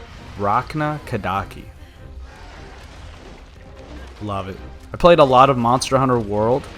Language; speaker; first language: English; native; English